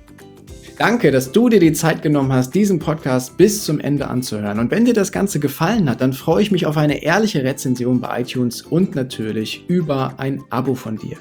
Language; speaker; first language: German; native; German